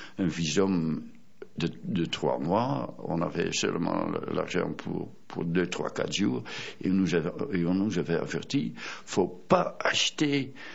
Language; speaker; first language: French; non-native, fluent; Dutch